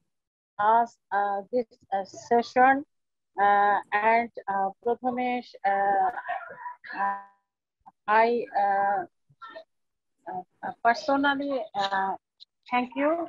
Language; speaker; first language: English; non-native, learner; Bangla